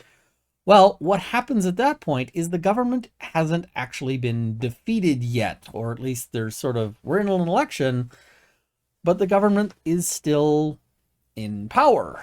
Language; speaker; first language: English; native; English